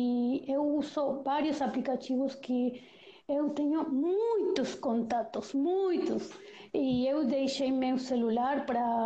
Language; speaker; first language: Portuguese; non-native, learner; Spanish